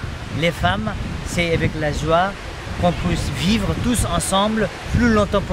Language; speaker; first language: French; non-native, fluent; Nepali